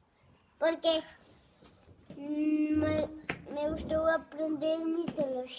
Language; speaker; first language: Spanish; non-native, local second language; Galician